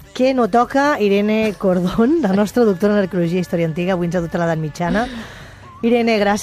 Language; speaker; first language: Catalan; native; Catalan